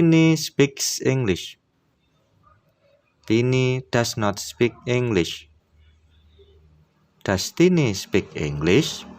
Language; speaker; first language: English; non-native, fluent; Indonesian